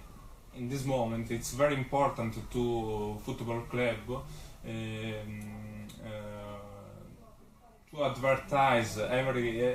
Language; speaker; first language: English; non-native, learner; Italian